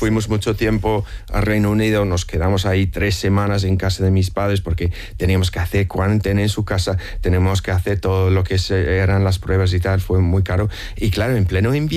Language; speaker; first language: Spanish; non-native, fluent; English